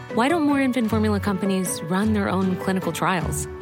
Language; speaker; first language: English; early bilingual, other home language; Polish